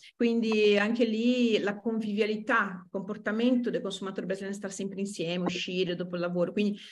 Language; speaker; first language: Italian; non-native, fluent; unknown